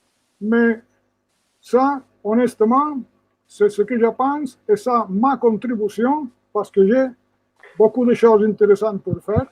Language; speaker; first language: French; non-native, fluent; Spanish